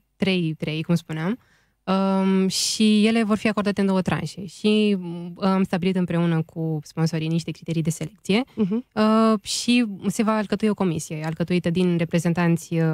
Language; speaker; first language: Romanian; native; Romanian